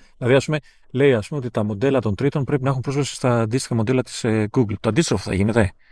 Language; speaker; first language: Greek; native; Greek